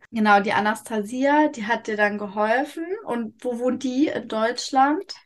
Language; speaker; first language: German; native; German